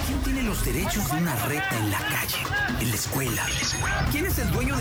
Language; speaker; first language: Spanish; native; Spanish